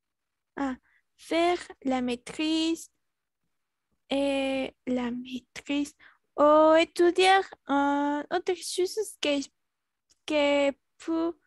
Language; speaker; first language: French; non-native, learner; Spanish